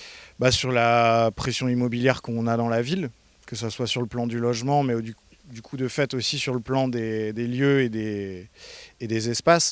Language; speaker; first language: French; native; French